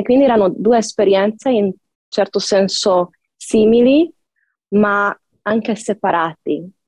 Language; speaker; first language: Italian; non-native, fluent; Hungarian